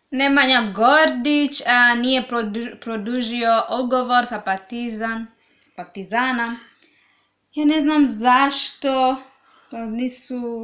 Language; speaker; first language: Serbian; non-native, learner; Swahili